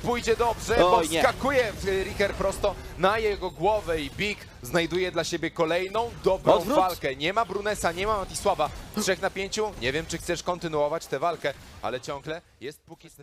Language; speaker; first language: Polish; native; Polish